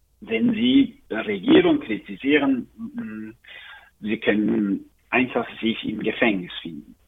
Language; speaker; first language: German; non-native, learner; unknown